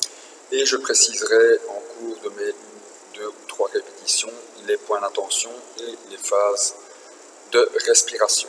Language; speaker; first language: French; native; French